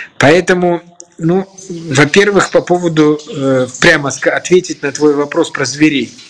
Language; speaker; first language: Russian; native; Russian